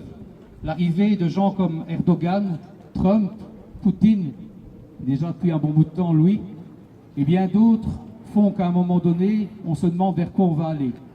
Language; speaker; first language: French; native; French